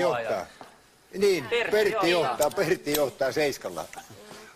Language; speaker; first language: Finnish; native; Finnish